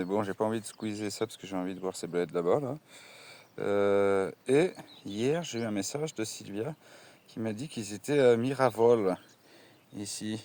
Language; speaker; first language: French; native; French